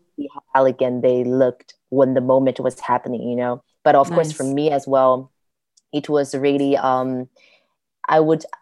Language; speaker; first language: English; non-native, fluent; Chinese